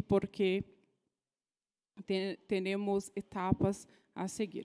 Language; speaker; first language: Spanish; non-native, fluent; Portuguese